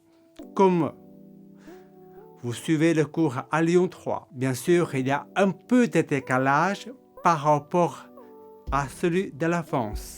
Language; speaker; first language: French; non-native, fluent; Korean